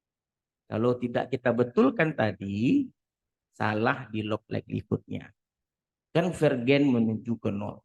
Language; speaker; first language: Indonesian; native; Indonesian